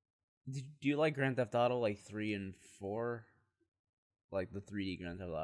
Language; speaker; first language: English; native; English